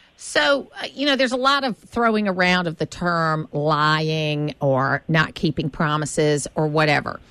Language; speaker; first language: English; native; English